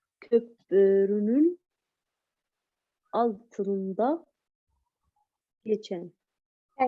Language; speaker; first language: Turkish; non-native, learner; Arabic